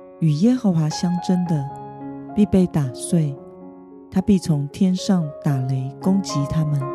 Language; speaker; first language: Chinese; native; Chinese